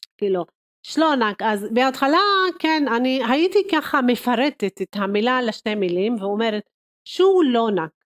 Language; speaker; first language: Hebrew; non-native, local second language; Arabic